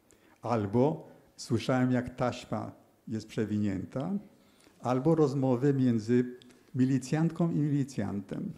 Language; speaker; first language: Polish; early bilingual, heritage; Polish